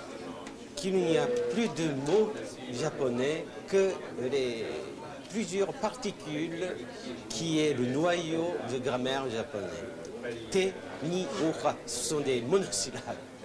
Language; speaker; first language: French; non-native, fluent; Japanese